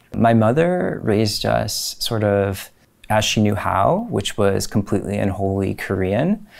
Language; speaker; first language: English; native; English